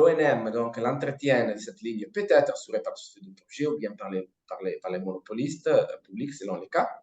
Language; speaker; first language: French; non-native, fluent; Italian